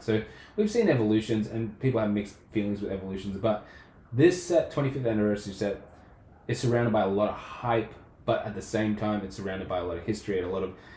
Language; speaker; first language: English; native; English